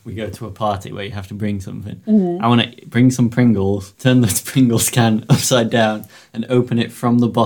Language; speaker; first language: English; native; English